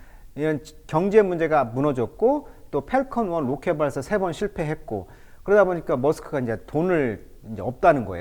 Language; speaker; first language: Korean; native; Korean